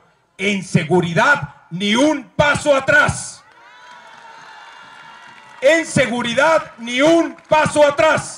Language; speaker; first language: Spanish; native; Spanish